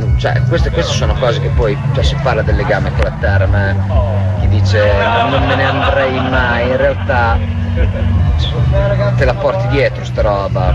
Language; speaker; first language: Italian; native; Italian